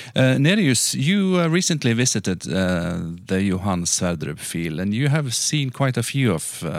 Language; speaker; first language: English; non-native, fluent; Norwegian